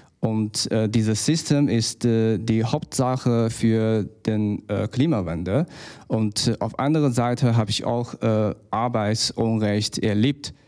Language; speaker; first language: German; non-native, learner; Chinese